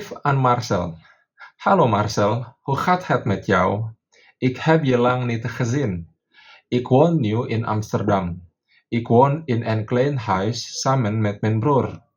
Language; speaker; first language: Dutch; non-native, fluent; Indonesian